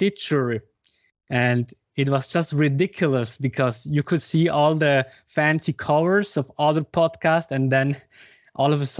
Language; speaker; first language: English; non-native, fluent; Swiss German